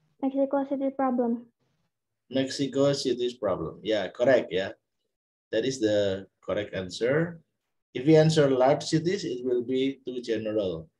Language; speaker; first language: English; non-native, fluent; Indonesian